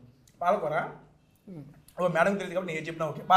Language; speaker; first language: Telugu; native; Telugu